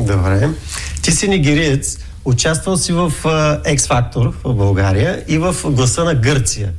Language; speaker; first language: Bulgarian; native; Bulgarian